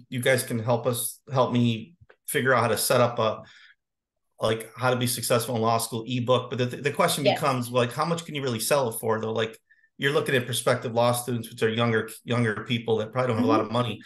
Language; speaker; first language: English; native; English